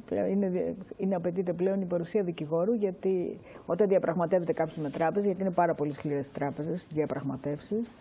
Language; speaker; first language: Greek; native; Greek